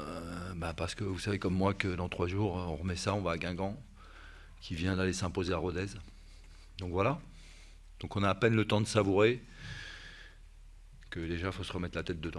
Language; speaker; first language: French; native; French